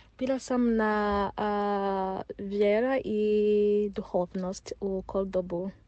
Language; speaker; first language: Croatian; non-native, learner; Rundi